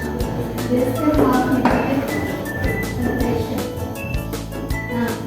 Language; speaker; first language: English; non-native, local second language; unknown